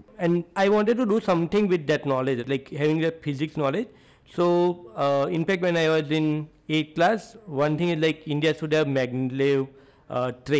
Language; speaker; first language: English; non-native, local second language; Gujarati